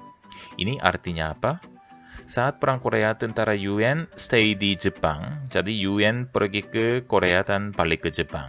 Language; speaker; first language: Indonesian; non-native, fluent; Korean